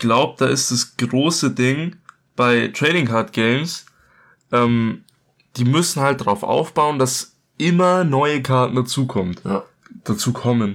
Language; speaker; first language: German; native; German